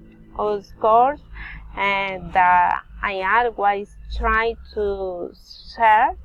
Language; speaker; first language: English; non-native, learner; Spanish